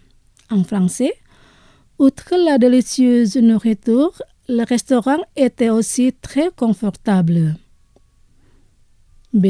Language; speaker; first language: French; non-native, fluent; Indonesian